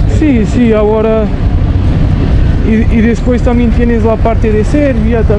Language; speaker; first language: Spanish; non-native, learner; Portuguese